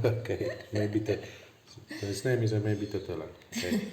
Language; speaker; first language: English; non-native, learner; Polish